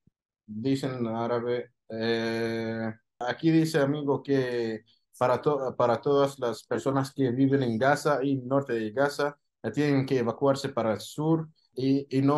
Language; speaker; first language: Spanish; non-native, fluent; Arabic